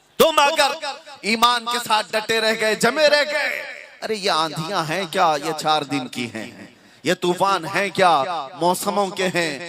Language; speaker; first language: Hindi; non-native, local second language; Urdu